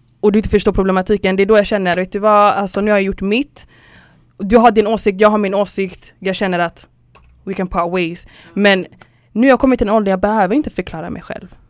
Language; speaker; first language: Swedish; early bilingual, other home language; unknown